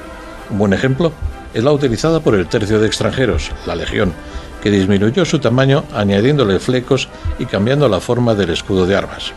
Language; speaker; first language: Spanish; native; Spanish